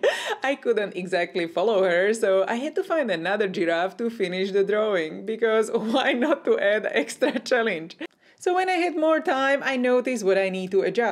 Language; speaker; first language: English; non-native, fluent; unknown